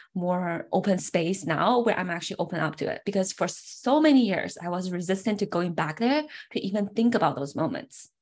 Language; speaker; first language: English; early bilingual, other home language; Chinese